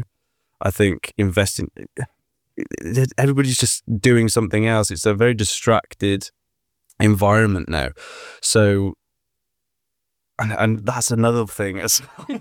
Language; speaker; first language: English; native; English